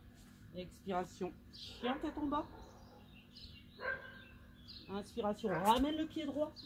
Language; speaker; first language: French; native; French